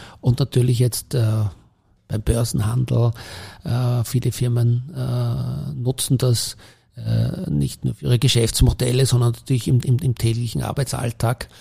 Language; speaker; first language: German; native; German